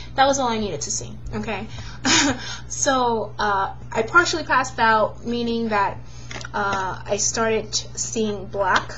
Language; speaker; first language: English; native; English